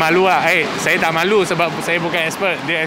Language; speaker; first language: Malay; non-native, local second language; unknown